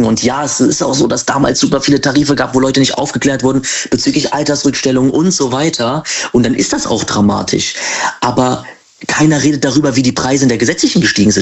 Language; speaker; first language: German; native; German